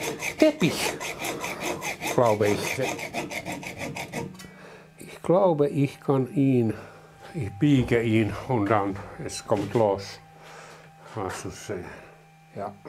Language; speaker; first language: German; non-native, learner; Finnish